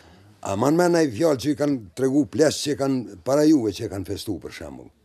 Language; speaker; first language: Albanian; native; Albanian